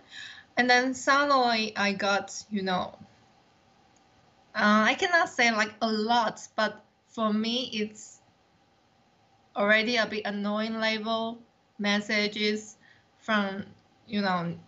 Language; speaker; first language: English; non-native, learner; Chinese